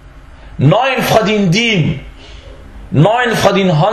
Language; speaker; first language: Danish; early bilingual, other home language; Arabic